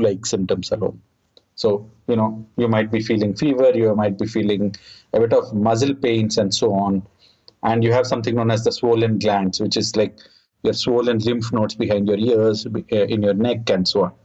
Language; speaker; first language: English; non-native, local second language; Telugu